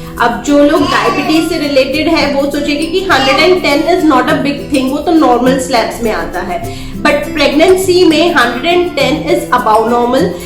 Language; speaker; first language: Hindi; non-native, local second language; Gujarati